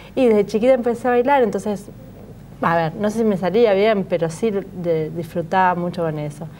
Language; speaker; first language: Spanish; native; Spanish